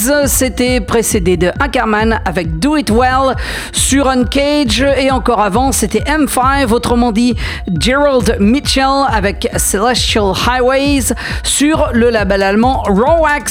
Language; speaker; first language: French; native; French